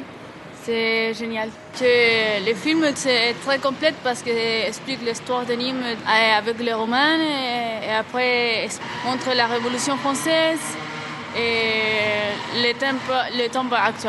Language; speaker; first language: French; non-native, learner; Spanish